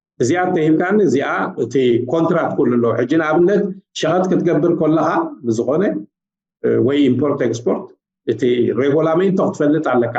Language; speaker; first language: Tigrinya; native; Tigrinya